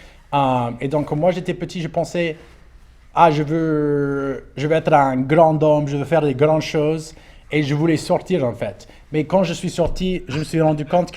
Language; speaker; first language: French; non-native, local second language; English